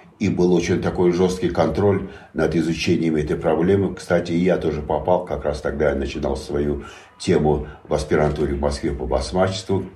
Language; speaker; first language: Russian; non-native, local second language; Tajik